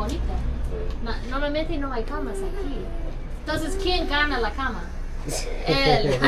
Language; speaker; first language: Spanish; non-native, fluent; English